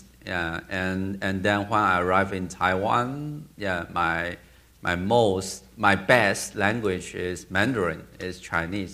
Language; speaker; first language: English; non-native, learner; Chinese